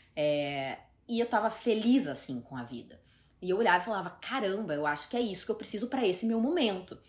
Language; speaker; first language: Portuguese; native; Portuguese